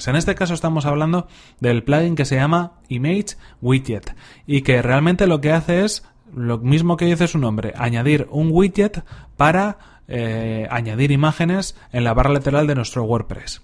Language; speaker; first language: Spanish; native; Spanish